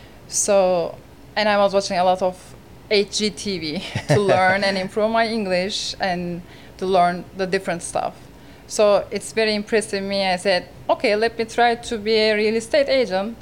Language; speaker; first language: English; non-native, learner; Turkish